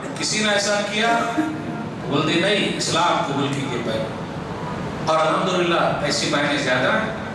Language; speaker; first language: Urdu; non-native, local second language; Hindi